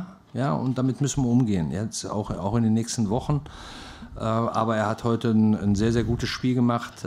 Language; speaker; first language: German; native; German